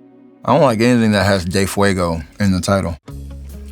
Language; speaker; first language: English; native; English